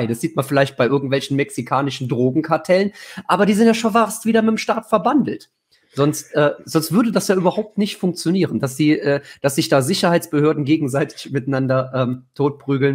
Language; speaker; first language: German; native; German